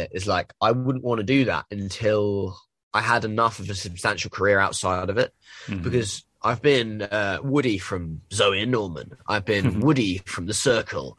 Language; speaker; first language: English; native; English